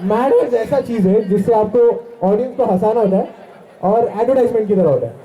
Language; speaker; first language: Hindi; non-native, local second language; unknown